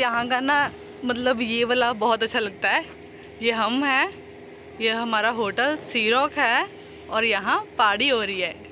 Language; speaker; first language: Hindi; non-native, local second language; Punjabi